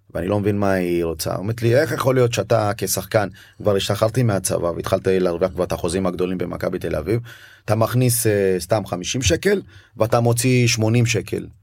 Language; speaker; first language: Hebrew; early bilingual, other home language; Amharic